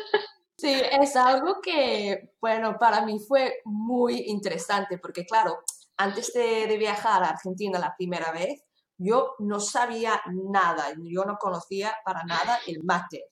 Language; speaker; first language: Spanish; non-native, fluent; English